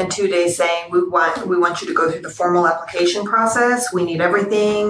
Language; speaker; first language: English; early bilingual, other home language; Spanish